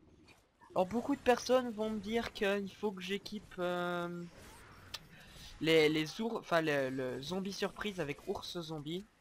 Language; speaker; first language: French; native; French